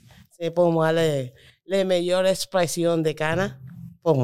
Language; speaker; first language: French; non-native, learner; Spanish